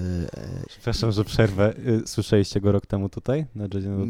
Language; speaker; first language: Polish; native; Polish